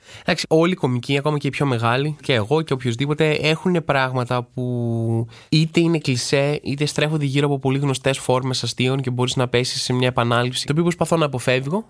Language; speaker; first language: Greek; native; Greek